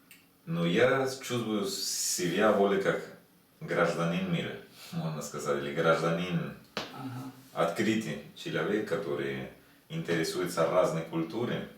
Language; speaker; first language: Russian; non-native, learner; Spanish